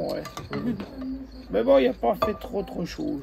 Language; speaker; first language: French; native; French